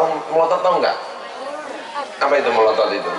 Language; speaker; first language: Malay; non-native, local second language; Javanese